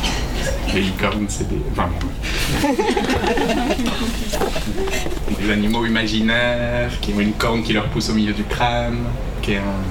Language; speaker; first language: French; native; French